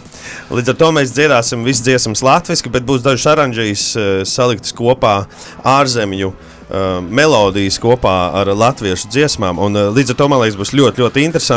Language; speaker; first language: Latvian; native; Latvian